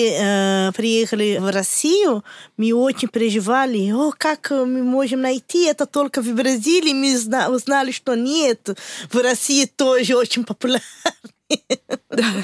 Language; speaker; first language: Russian; non-native, learner; Portuguese